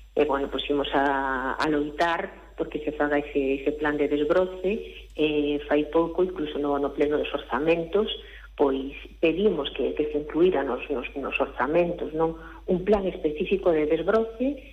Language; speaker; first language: Galician; native; Galician